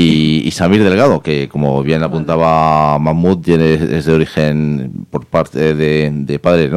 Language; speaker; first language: Spanish; native; Spanish